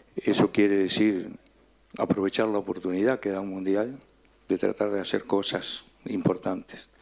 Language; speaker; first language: Spanish; native; Spanish